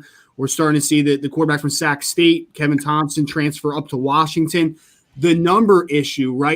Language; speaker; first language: English; native; English